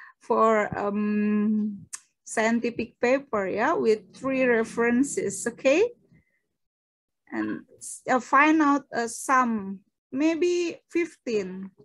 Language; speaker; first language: English; non-native, fluent; Indonesian